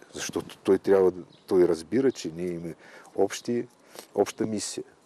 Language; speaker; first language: Bulgarian; non-native, fluent; Russian